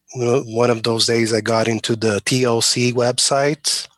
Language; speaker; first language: English; non-native, fluent; Portuguese